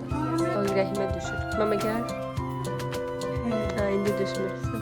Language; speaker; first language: Turkish; non-native, learner; Urdu